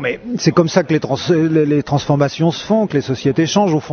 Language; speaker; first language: French; native; French